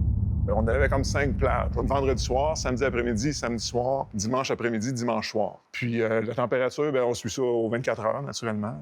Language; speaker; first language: French; native; French